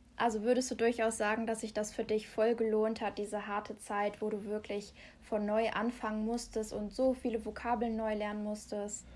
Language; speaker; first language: German; native; German